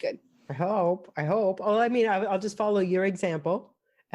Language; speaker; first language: English; native; English